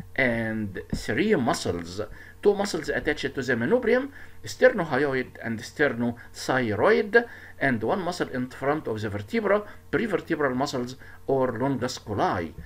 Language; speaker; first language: English; non-native, fluent; Arabic